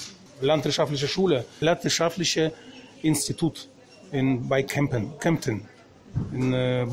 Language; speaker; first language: German; non-native, fluent; Russian